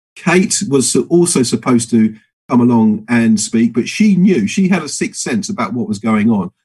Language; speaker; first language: English; native; English